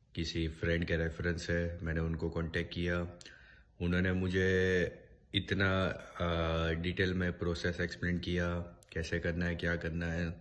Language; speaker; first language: Hindi; native; Hindi